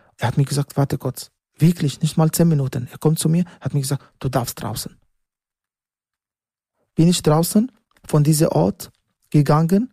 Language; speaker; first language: German; non-native, learner; Arabic